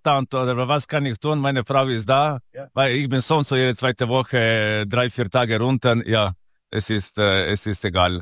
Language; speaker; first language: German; non-native, fluent; Italian